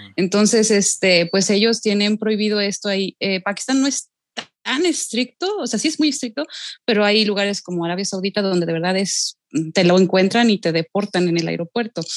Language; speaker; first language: Spanish; native; Spanish